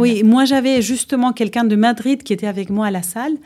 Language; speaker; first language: French; non-native, fluent; Spanish